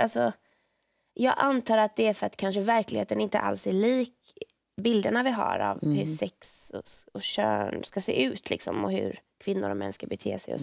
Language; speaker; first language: Swedish; native; Swedish